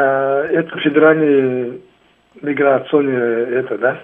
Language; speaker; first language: Russian; non-native, learner; Tajik